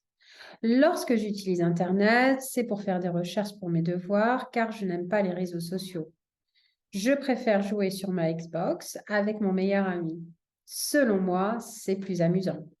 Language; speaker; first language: French; non-native, fluent; English